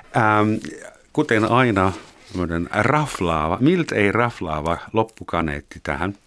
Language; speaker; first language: Finnish; non-native, fluent; German